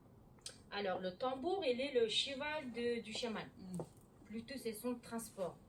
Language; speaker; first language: French; non-native, learner; Mongolian